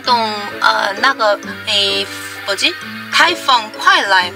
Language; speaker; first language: Chinese; non-native, fluent; Korean